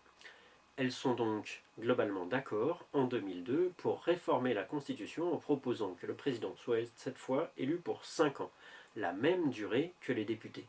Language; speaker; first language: French; native; French